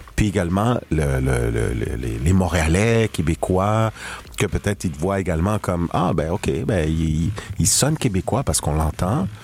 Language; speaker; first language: French; early bilingual, other home language; Spanish